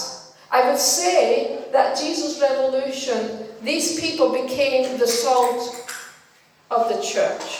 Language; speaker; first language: English; non-native, fluent; Danish